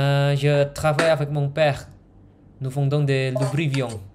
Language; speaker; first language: French; non-native, learner; Indonesian